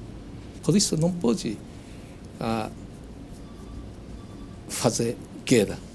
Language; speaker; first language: Portuguese; non-native, learner; Japanese